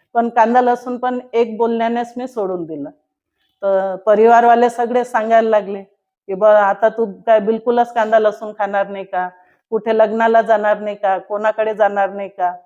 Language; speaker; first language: Marathi; non-native, local second language; Marwari